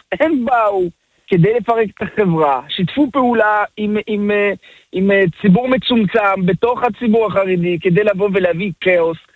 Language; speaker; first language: Hebrew; early bilingual, other home language; French